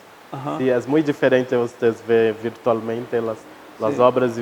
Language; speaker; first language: Spanish; non-native, learner; Portuguese